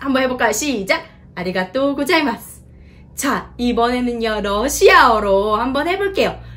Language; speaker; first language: Korean; native; Korean